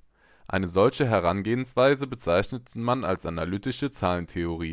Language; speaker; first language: German; native; German